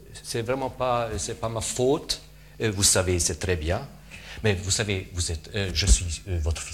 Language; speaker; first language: French; non-native, fluent; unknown